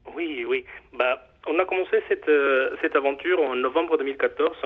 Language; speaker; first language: French; non-native, fluent; Spanish